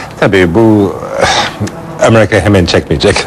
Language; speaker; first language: Turkish; non-native, fluent; English